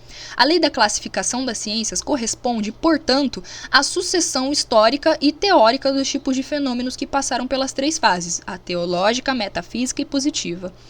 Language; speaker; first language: Portuguese; native; Portuguese